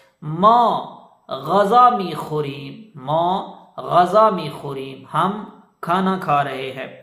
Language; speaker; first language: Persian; non-native, fluent; Urdu